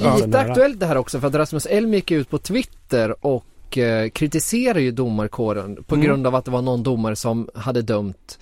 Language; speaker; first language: Swedish; native; Swedish